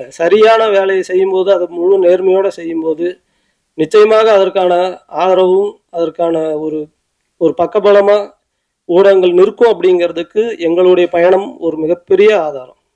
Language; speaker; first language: Tamil; native; Tamil